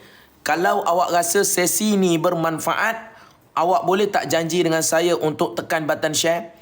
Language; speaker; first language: Malay; native; Malay